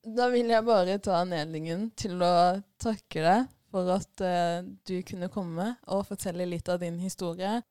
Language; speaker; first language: Norwegian; early bilingual, other home language; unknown